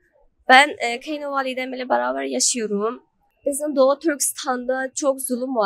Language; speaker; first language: Turkish; non-native, fluent; Uyghur